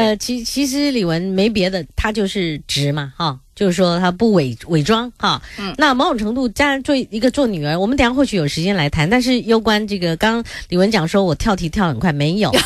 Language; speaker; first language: Chinese; native; Chinese